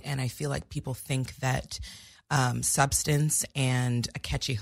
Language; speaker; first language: English; native; English